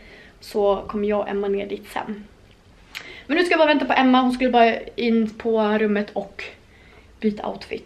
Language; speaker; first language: Swedish; native; Swedish